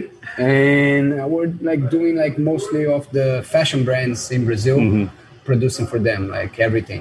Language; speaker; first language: English; non-native, fluent; Portuguese